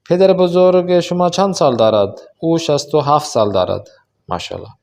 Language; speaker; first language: Persian; non-native, fluent; Urdu